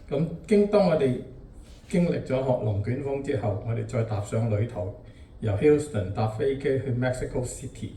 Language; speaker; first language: Cantonese; native; Cantonese